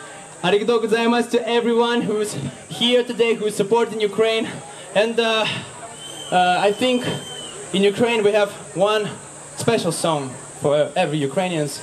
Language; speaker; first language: English; non-native, learner; Ukrainian